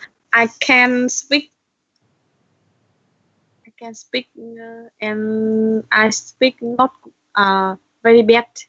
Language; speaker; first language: English; non-native, learner; Vietnamese